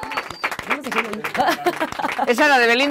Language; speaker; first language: Spanish; native; Spanish